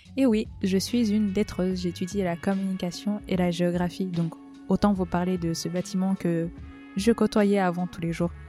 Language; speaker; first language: French; native; French